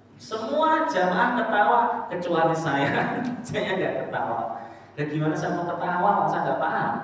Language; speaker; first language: Indonesian; non-native, local second language; Javanese